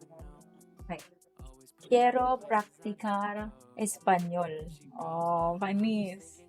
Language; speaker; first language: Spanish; non-native, learner; Filipino